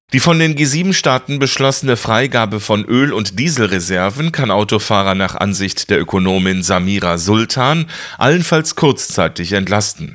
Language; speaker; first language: German; native; German